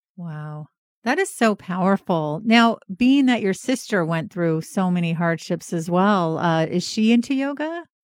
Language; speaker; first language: English; native; English